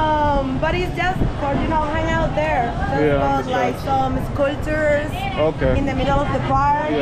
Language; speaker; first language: English; non-native, learner; Spanish